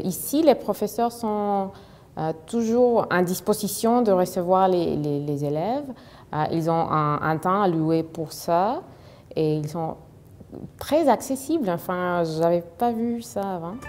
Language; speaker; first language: French; non-native, fluent; Spanish